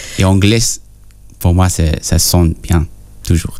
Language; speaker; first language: French; non-native, learner; Spanish